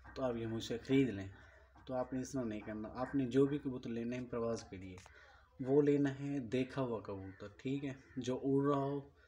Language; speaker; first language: Urdu; non-native, local second language; Punjabi